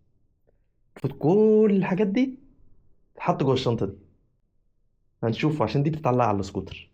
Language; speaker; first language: Arabic; native; Arabic